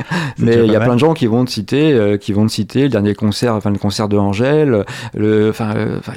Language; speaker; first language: French; native; French